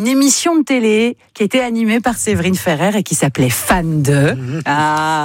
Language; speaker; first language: French; native; French